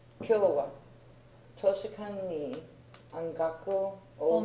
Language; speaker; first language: Japanese; non-native, learner; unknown